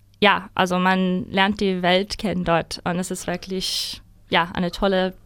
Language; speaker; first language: German; non-native, learner; English